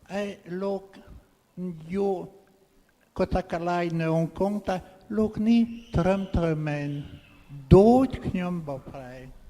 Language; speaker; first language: Khmer; non-native, fluent; French